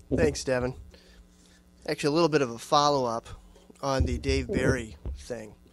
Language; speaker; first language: English; native; English